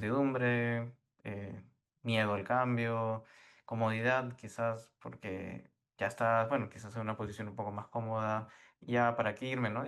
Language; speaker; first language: Spanish; native; Spanish